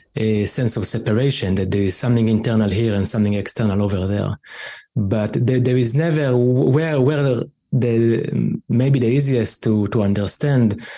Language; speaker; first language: English; non-native, fluent; Hebrew